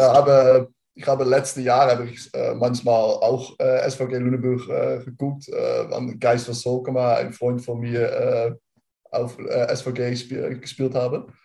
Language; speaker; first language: German; non-native, learner; Dutch